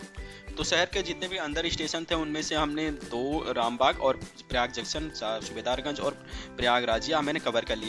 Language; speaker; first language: Hindi; native; Hindi